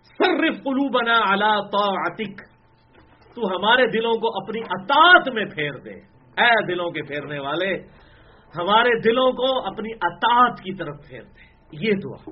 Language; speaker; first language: Urdu; non-native, local second language; Punjabi